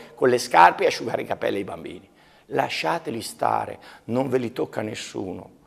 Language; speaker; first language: Italian; native; Italian